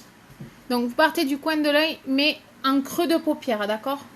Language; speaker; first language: French; native; French